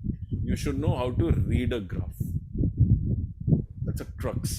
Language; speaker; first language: English; non-native, local second language; Hindi